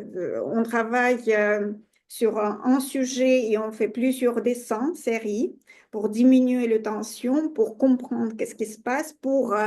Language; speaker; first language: French; non-native, fluent; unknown